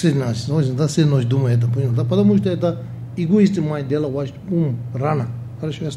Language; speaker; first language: Russian; non-native, learner; Tibetan